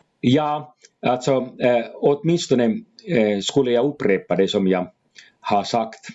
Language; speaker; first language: Swedish; non-native, fluent; Finnish